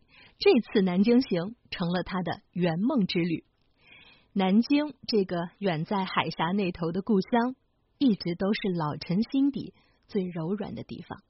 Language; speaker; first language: Chinese; native; Chinese